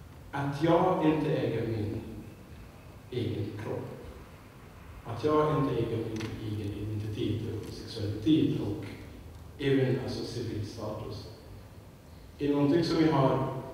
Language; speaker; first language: Swedish; non-native, fluent; Arabic